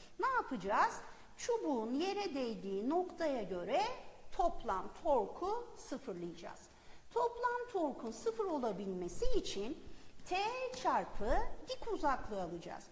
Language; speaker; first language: Turkish; native; Turkish